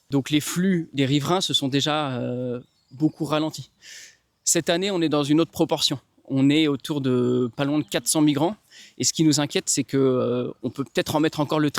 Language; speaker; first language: French; native; French